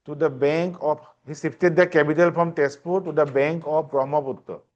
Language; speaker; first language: English; non-native, local second language; Assamese